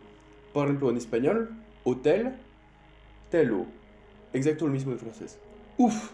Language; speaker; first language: Spanish; non-native, fluent; French